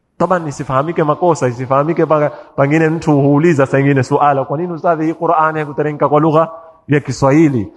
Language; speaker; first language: Swahili; native; Swahili